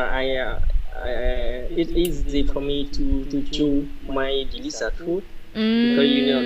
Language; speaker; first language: English; non-native, learner; Vietnamese